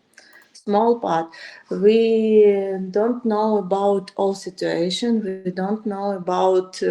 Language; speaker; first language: English; non-native, learner; Ukrainian